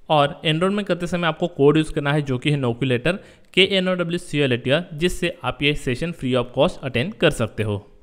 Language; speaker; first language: Hindi; native; Hindi